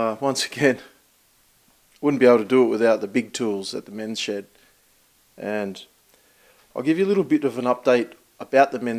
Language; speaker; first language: English; native; English